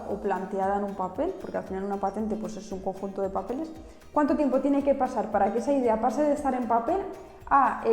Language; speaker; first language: Spanish; native; Spanish